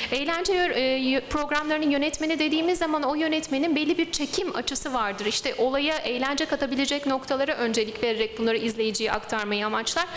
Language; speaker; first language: Turkish; native; Turkish